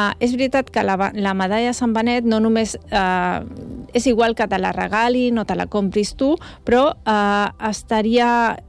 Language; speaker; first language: Catalan; non-native, local second language; Spanish